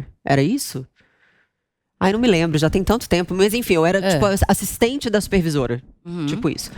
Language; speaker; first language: Portuguese; native; Portuguese